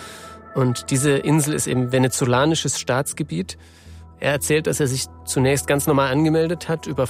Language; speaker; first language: German; native; German